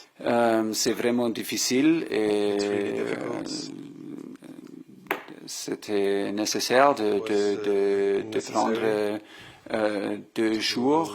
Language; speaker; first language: French; non-native, fluent; German